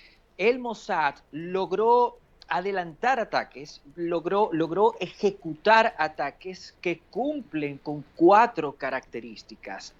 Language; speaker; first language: Spanish; native; Spanish